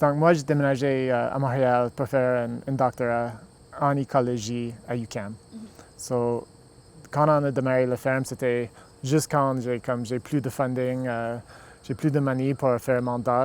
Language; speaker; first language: French; non-native, local second language; English